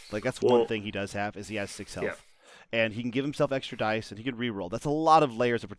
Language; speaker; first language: English; native; English